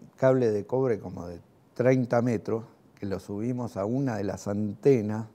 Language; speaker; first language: Spanish; native; Spanish